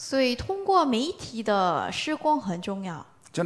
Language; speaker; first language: Chinese; non-native, learner; Korean